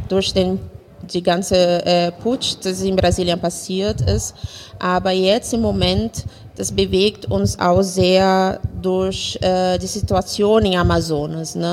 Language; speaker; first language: German; non-native, fluent; Portuguese